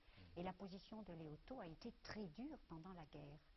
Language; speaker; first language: French; native; French